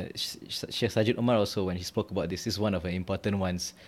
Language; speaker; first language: English; non-native, local second language; Malay